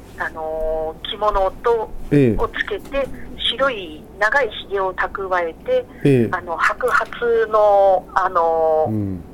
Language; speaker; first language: Japanese; native; Japanese